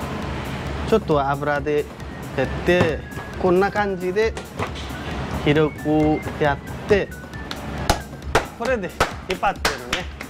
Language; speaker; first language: Japanese; non-native, learner; Nepali